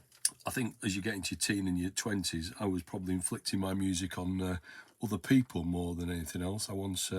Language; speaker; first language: English; native; English